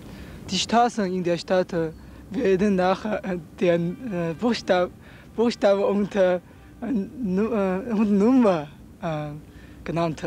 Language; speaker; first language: German; non-native, learner; Chinese